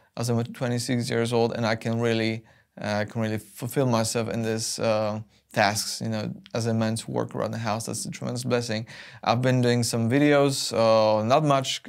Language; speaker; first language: English; non-native, fluent; Polish